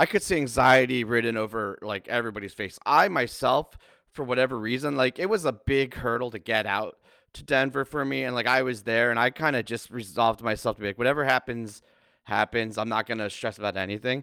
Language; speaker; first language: English; native; English